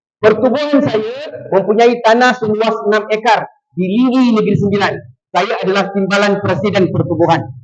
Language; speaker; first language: Malay; non-native, local second language; Tamil